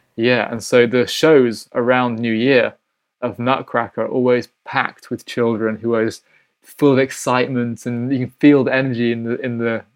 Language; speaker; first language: English; native; English